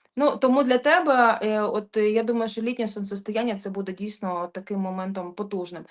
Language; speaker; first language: Ukrainian; non-native, local second language; Russian